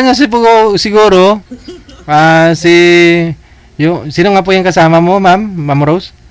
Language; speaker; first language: Filipino; native; Filipino